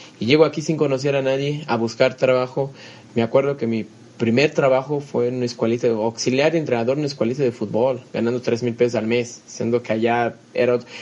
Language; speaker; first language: Spanish; non-native, fluent; Portuguese